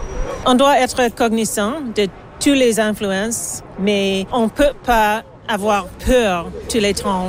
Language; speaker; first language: French; non-native, learner; English